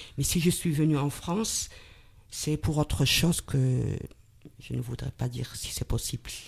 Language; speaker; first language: French; non-native, local second language; Arabic